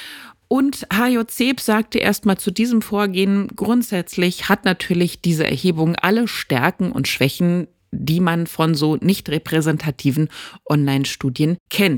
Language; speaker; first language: German; native; German